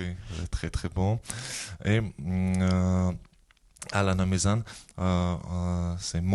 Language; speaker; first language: French; non-native, learner; Georgian